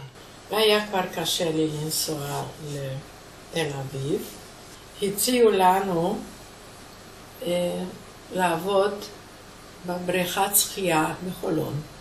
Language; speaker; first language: Hebrew; non-native, fluent; Hungarian